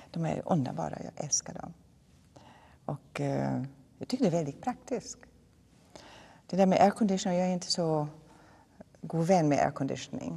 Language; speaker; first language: Swedish; non-native, fluent; German